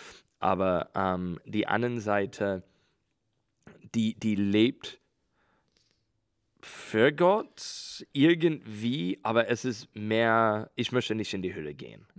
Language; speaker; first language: German; non-native, learner; English